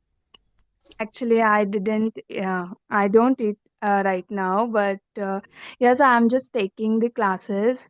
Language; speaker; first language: English; non-native, learner; Hindi